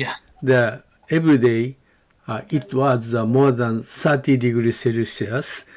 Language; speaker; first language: English; non-native, learner; Japanese